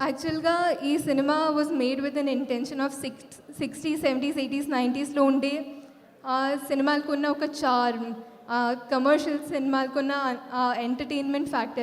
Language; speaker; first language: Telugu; non-native, fluent; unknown